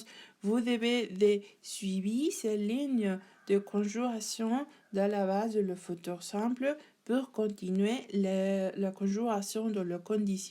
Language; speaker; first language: French; non-native, learner; Spanish